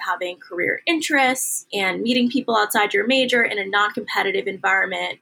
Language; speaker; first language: English; native; English